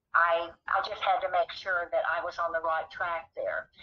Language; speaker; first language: English; native; English